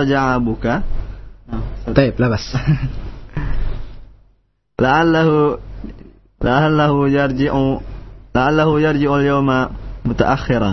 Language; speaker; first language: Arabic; non-native, learner; Indonesian